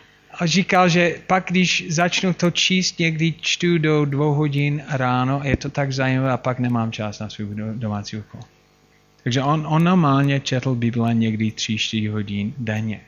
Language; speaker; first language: Czech; non-native, fluent; English